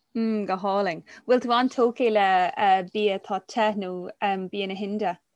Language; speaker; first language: Irish; non-native, local second language; English